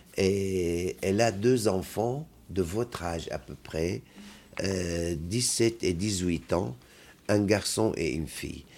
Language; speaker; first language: French; non-native, fluent; Arabic